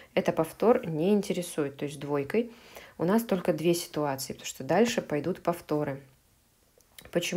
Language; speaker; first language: Russian; native; Russian